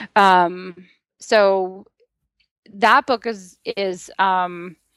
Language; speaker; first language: English; native; English